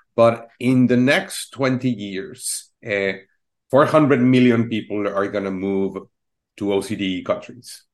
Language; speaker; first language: English; non-native, fluent; Spanish